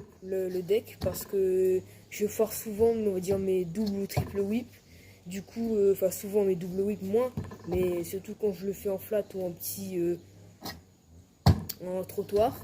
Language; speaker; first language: French; native; French